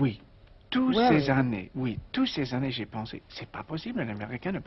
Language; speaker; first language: French; non-native, learner; English